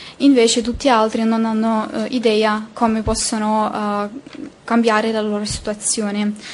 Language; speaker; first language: Italian; non-native, fluent; Ukrainian